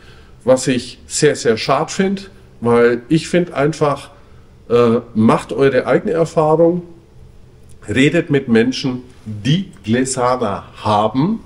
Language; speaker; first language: German; native; German